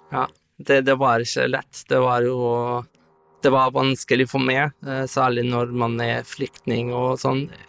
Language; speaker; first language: Norwegian; non-native, fluent; Arabic